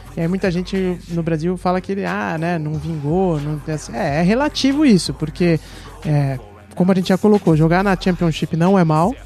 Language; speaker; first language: Portuguese; native; Portuguese